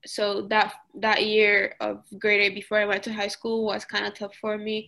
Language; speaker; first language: English; early bilingual, other home language; Arabic